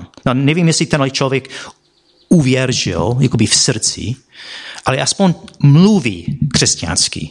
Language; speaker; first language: Czech; non-native, fluent; English